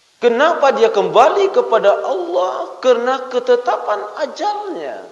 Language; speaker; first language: Malay; non-native, local second language; Minangkabau